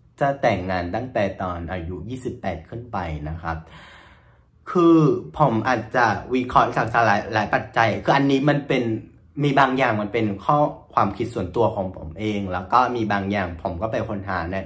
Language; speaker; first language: Thai; non-native, fluent; Vietnamese